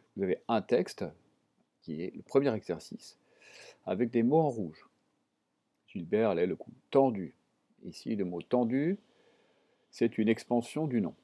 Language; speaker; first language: French; native; French